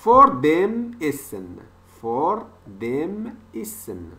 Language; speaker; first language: German; non-native, learner; French